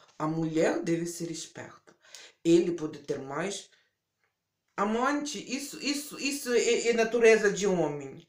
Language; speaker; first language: Portuguese; early bilingual, heritage; Portuguese